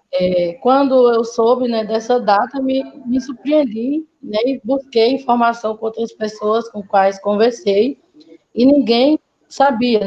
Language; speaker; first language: Portuguese; native; Portuguese